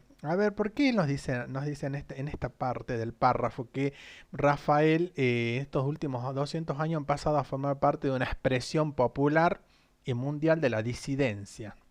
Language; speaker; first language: Spanish; native; Spanish